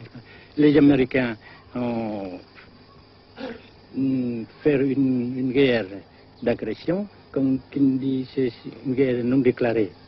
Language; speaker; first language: French; non-native, fluent; Vietnamese